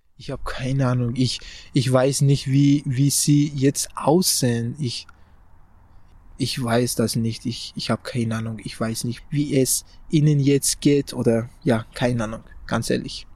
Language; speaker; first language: German; non-native, fluent; Persian